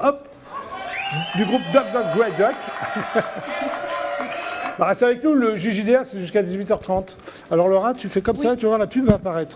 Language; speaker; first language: French; native; French